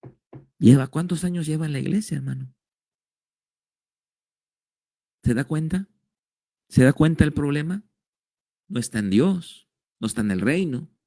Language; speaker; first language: Spanish; native; Spanish